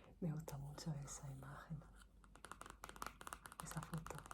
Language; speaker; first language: Spanish; non-native, learner; Greek